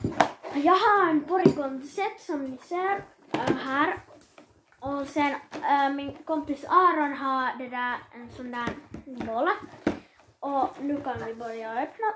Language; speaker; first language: Swedish; early bilingual, other home language; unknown